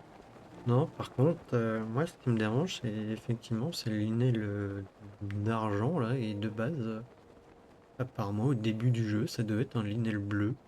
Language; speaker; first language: French; native; French